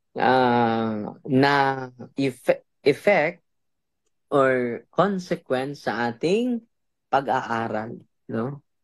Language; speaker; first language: Filipino; non-native, local second language; Cebuano